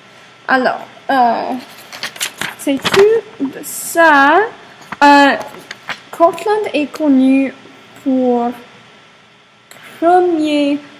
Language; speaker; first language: French; non-native, learner; English